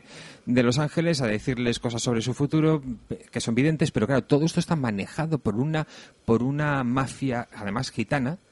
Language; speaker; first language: Spanish; native; Spanish